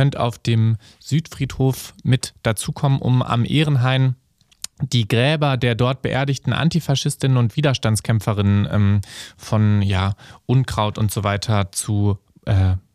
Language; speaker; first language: German; native; German